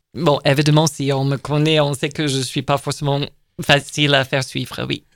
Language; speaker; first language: French; non-native, fluent; English